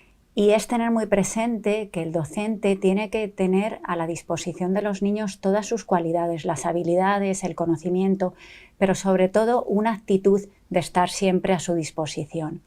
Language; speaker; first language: Spanish; native; Spanish